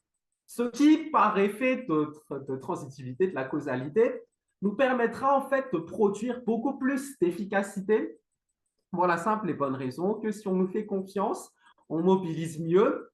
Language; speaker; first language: French; non-native, local second language; Malagasy